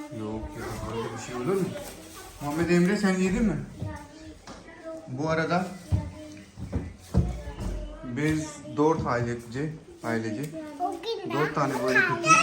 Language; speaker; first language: Turkish; non-native, learner; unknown